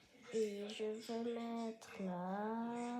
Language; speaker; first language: French; non-native, learner; German